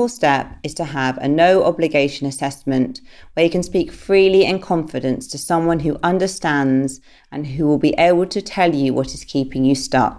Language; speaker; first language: English; native; English